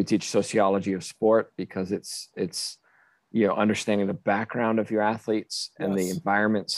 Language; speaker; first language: English; native; English